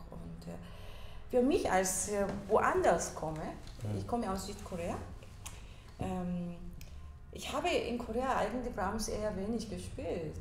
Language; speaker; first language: German; non-native, fluent; Korean